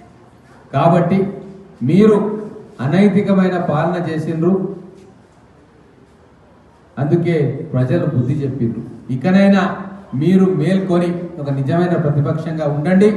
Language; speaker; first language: Telugu; native; Telugu